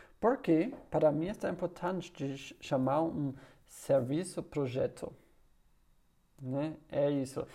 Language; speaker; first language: Portuguese; non-native, learner; German